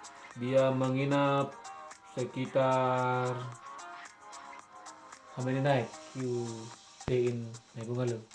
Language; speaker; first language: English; non-native, learner; Indonesian